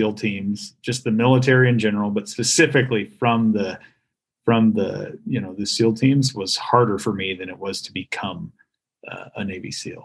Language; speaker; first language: English; native; English